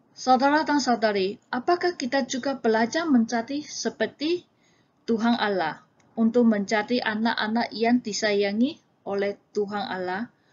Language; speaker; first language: Malay; non-native, local second language; Chinese